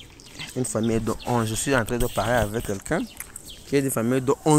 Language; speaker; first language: French; non-native, learner; Rundi